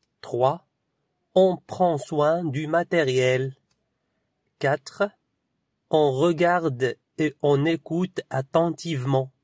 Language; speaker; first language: French; non-native, local second language; Arabic